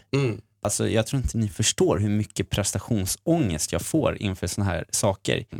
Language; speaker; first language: Swedish; native; Swedish